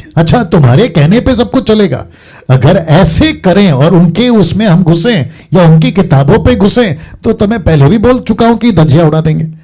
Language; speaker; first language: Hindi; native; Hindi